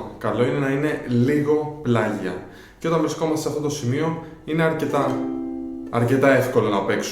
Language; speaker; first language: Greek; native; Greek